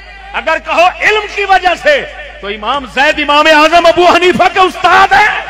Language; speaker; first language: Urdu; non-native, local second language; Punjabi